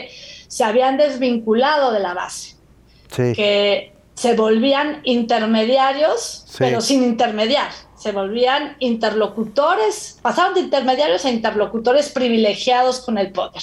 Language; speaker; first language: Spanish; native; Spanish